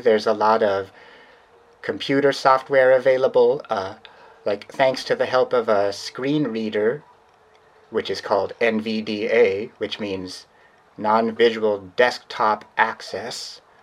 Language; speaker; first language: English; native; English